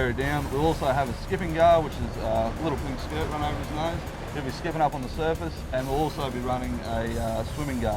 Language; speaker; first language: English; native; English